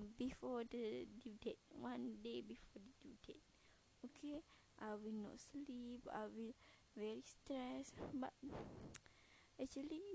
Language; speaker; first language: English; non-native, learner; Malay